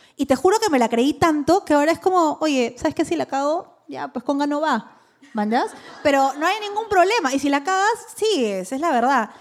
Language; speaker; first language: Spanish; native; Spanish